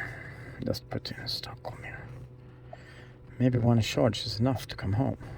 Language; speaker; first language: English; non-native, fluent; Swedish